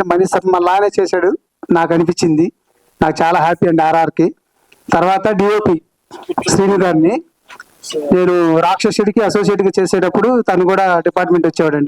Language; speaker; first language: Telugu; native; Telugu